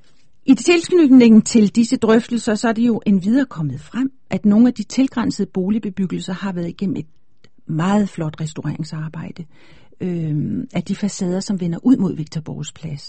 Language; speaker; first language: Danish; native; Danish